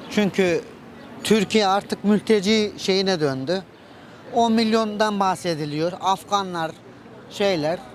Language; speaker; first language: Turkish; native; Turkish